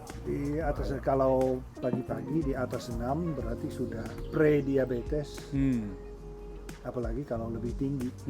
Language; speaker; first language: Indonesian; non-native, fluent; Dutch